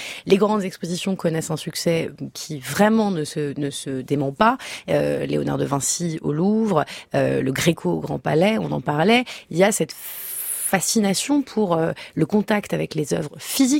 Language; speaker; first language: French; native; French